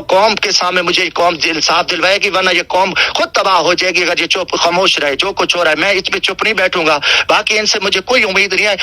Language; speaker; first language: Urdu; non-native, local second language; Saraiki